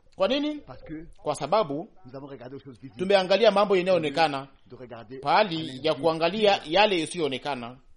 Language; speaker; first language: Swahili; native; Swahili